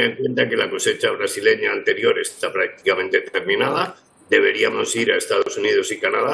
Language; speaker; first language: Spanish; native; Spanish